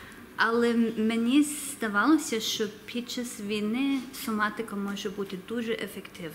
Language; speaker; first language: Ukrainian; early bilingual, heritage; English